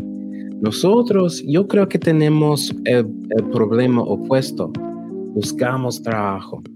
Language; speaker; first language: Spanish; non-native, learner; English